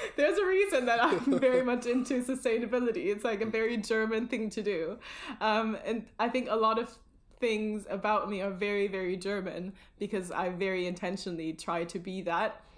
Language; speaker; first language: English; early bilingual, other home language; German